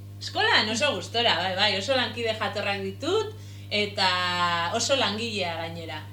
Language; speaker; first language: Basque; non-native, local second language; Spanish